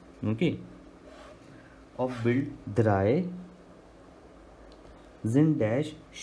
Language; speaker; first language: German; non-native, learner; Hindi